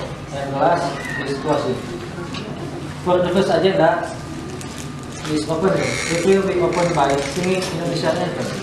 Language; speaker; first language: English; non-native, learner; Indonesian